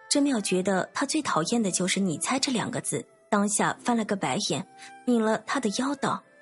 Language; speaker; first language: Chinese; native; Chinese